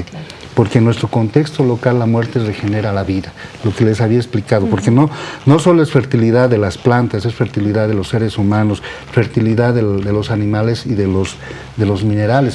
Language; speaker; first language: Spanish; native; Spanish